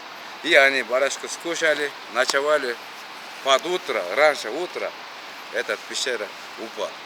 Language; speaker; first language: Russian; non-native, local second language; Kyrgyz